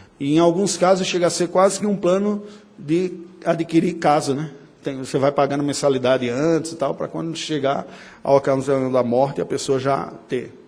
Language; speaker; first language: Portuguese; native; Portuguese